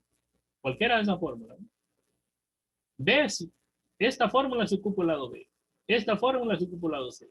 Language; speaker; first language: Spanish; native; Spanish